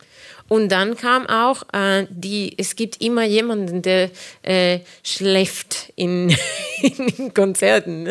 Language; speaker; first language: German; non-native, fluent; Spanish